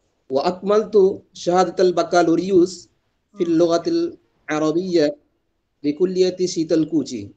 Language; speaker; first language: Arabic; non-native, learner; Bangla